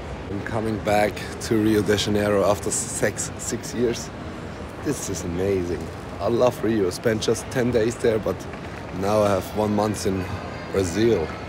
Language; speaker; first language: English; non-native, fluent; German